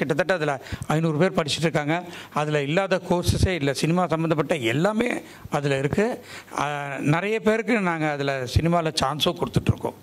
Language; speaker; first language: Tamil; native; Tamil